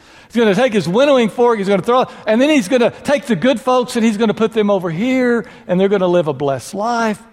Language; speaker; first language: English; native; English